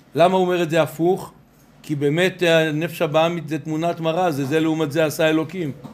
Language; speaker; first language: Hebrew; native; Hebrew